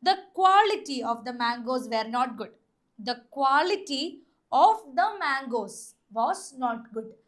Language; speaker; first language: English; non-native, local second language; Malayalam